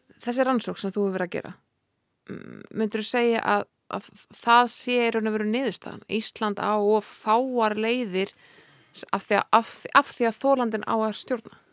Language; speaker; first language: Icelandic; native; Icelandic